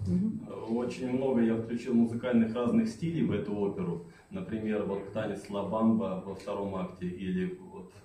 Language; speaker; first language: Russian; native; Russian